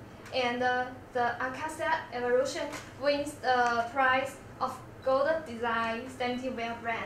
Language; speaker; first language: English; non-native, learner; Chinese